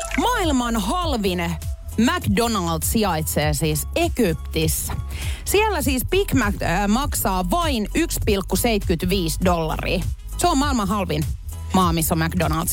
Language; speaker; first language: Finnish; native; Finnish